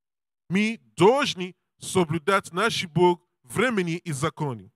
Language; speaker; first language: Russian; non-native, learner; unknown